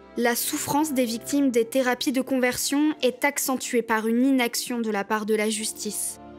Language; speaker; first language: French; native; French